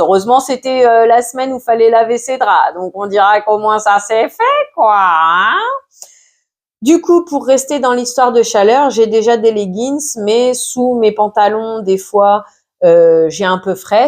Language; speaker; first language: French; native; French